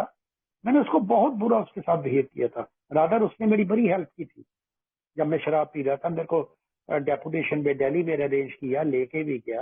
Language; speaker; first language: Hindi; native; Hindi